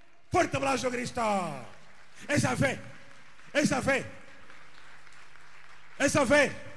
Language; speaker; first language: Spanish; non-native, fluent; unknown